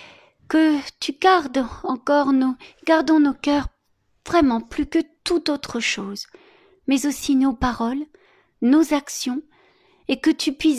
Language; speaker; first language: French; native; French